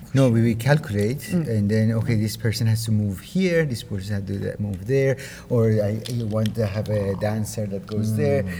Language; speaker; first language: English; non-native, fluent; Persian